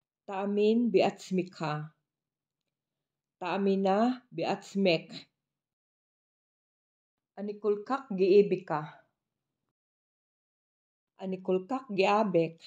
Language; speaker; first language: Hebrew; non-native, fluent; Filipino